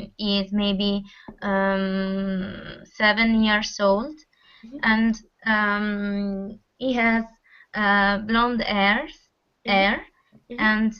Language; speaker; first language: English; non-native, fluent; Italian